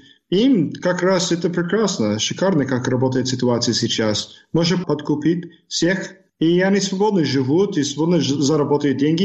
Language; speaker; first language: Russian; non-native, fluent; English